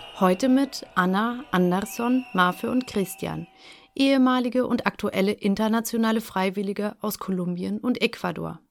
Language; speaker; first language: German; native; German